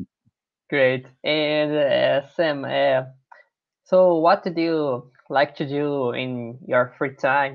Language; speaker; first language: English; non-native, learner; Portuguese